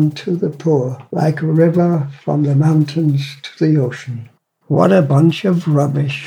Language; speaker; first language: English; native; English